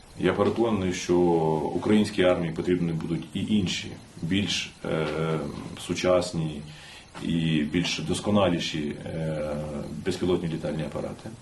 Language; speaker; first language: Ukrainian; native; Ukrainian